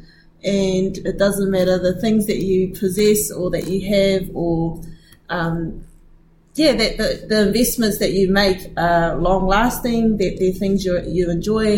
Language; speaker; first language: English; native; English